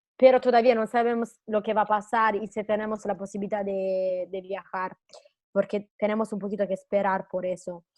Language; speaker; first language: Spanish; non-native, fluent; Italian